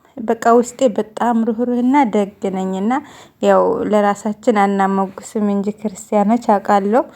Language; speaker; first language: Amharic; non-native, local second language; Tigrinya